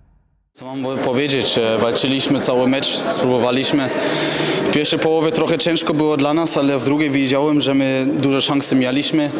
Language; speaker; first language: Polish; early bilingual, heritage; German